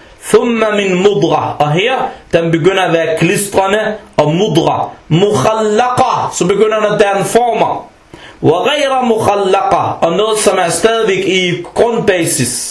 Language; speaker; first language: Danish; non-native, local second language; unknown